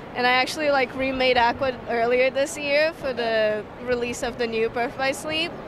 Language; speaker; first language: English; non-native, fluent; Portuguese